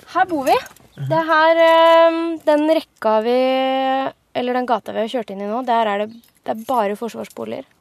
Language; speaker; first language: Norwegian; native; Norwegian